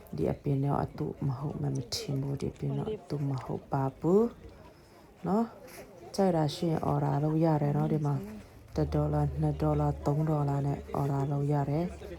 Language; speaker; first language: Burmese; non-native, local second language; Tedim Chin